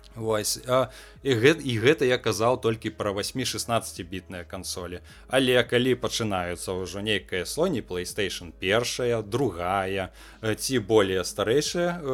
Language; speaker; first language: Belarusian; non-native, local second language; Russian